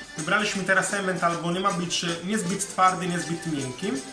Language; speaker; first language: Polish; non-native, learner; Italian